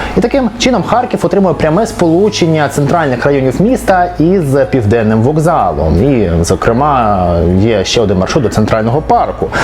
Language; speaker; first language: Ukrainian; non-native, local second language; Russian